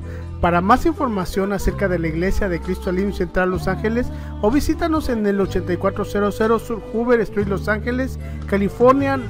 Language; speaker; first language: Spanish; native; Spanish